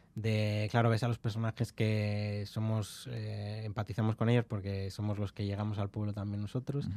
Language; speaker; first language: Spanish; native; Spanish